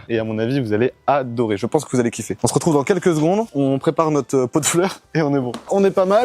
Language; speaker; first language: French; native; French